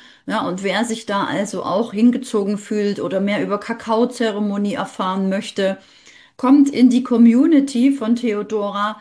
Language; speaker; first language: German; native; German